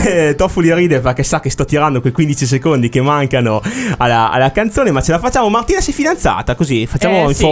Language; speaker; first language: Italian; native; Italian